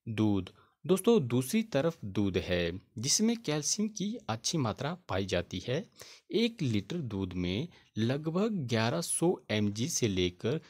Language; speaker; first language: Hindi; native; Hindi